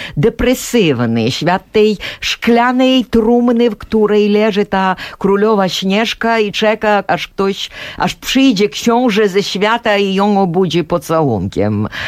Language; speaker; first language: Polish; non-native, fluent; Ukrainian